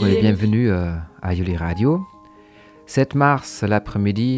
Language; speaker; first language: French; non-native, fluent; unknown